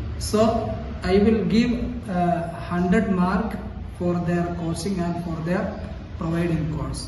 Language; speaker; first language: English; non-native, local second language; Malayalam